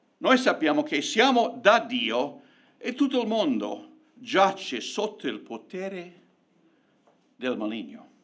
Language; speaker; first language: Italian; non-native, fluent; English